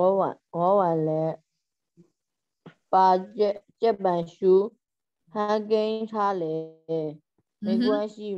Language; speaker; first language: Chinese; non-native, learner; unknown